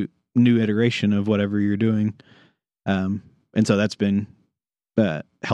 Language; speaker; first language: English; native; English